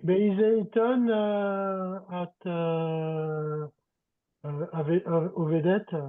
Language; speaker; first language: Hebrew; non-native, learner; French